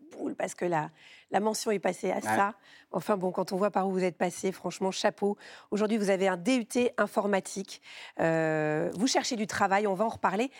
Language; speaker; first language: French; native; French